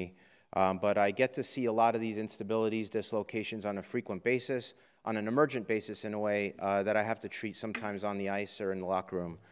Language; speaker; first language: English; native; English